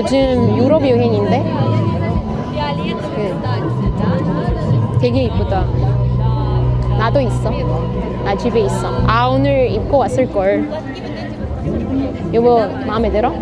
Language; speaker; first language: Korean; non-native, learner; Russian